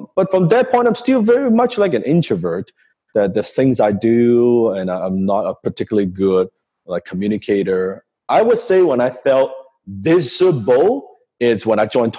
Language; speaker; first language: English; non-native, local second language; Cantonese